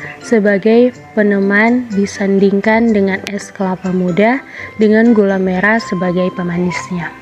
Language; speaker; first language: Indonesian; native; Indonesian